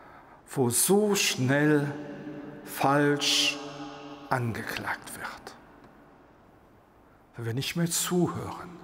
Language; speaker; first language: German; non-native, local second language; Luxembourgish